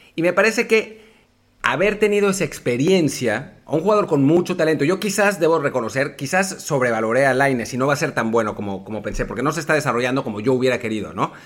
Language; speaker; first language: Spanish; native; Spanish